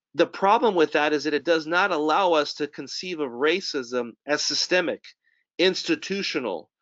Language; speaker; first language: English; native; English